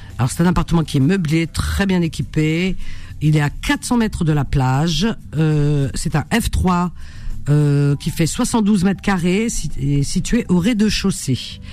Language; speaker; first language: French; native; French